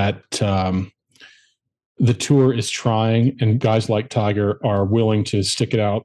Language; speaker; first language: English; native; English